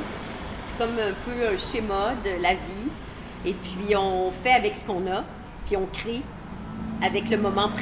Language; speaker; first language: French; native; French